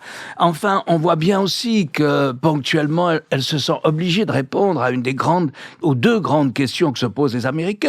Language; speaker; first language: French; native; French